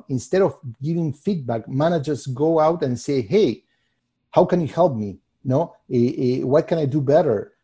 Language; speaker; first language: English; non-native, fluent; Spanish